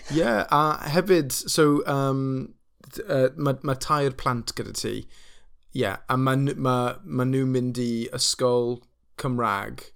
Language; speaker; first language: Welsh; non-native, local second language; English